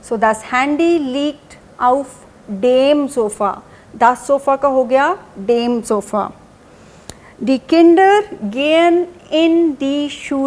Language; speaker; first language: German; non-native, fluent; Hindi